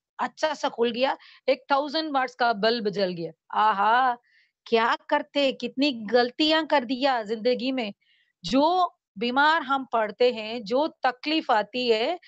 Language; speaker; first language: Hindi; non-native, local second language; Tamil